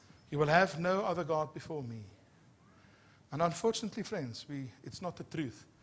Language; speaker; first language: English; non-native, local second language; Afrikaans